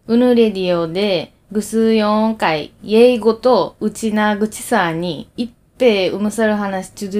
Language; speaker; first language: English; non-native, fluent; Japanese